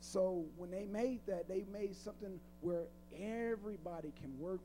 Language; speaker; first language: English; native; English